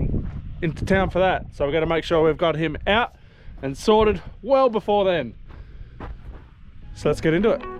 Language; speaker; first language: English; native; English